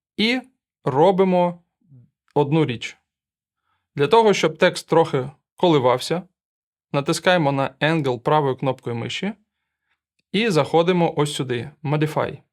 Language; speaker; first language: Ukrainian; non-native, local second language; Russian